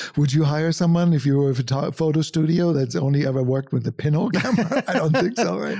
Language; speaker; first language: English; non-native, fluent; German